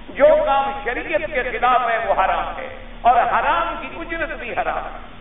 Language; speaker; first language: Urdu; native; Urdu